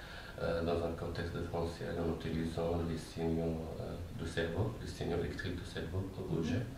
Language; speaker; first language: French; non-native, fluent; Arabic